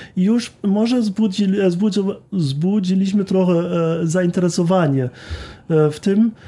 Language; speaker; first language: Polish; non-native, fluent; German